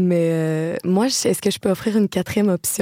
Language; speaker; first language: French; native; French